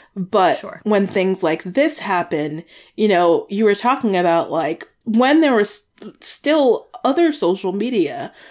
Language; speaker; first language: English; native; English